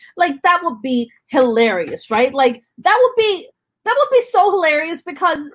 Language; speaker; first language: English; non-native, local second language; Urdu